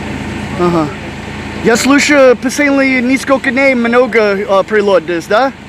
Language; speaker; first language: Russian; non-native, learner; English